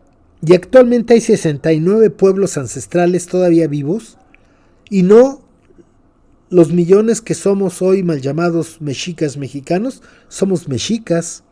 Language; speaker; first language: Spanish; native; Spanish